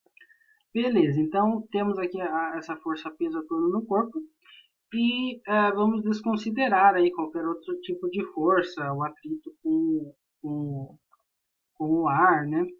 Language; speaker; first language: Portuguese; native; Portuguese